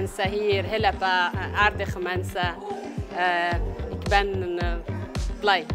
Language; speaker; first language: Dutch; non-native, learner; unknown